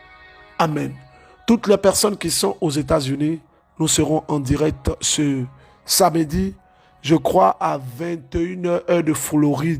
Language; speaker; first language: French; native; French